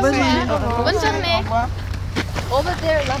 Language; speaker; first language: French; non-native, learner; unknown